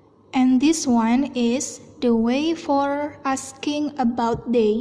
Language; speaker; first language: English; non-native, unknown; Indonesian